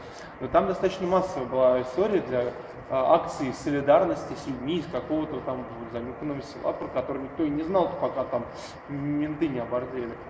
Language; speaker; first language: Russian; native; Russian